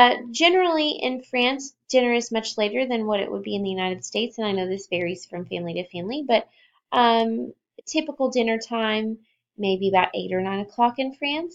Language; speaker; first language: English; native; English